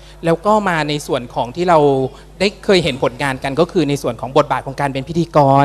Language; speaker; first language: Thai; native; Thai